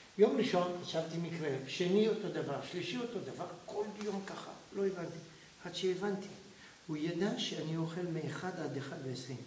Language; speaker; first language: Hebrew; non-native, fluent; French